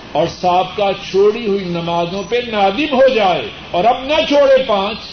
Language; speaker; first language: Urdu; non-native, local second language; Punjabi